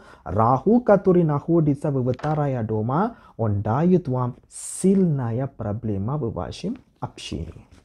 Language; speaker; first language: Russian; non-native, learner; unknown